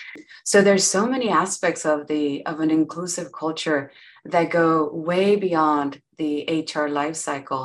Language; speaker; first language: English; non-native, fluent; Spanish